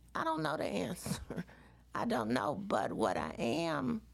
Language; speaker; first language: English; native; English